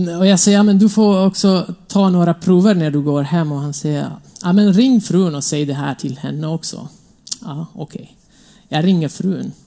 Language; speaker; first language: Swedish; non-native, fluent; Kurdish